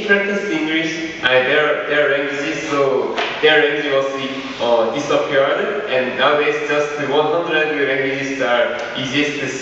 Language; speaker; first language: English; non-native, learner; Korean